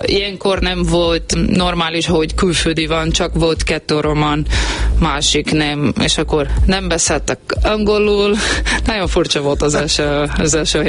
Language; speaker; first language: Hungarian; non-native, learner; Portuguese